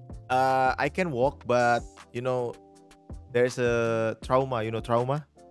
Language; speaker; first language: English; non-native, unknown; Indonesian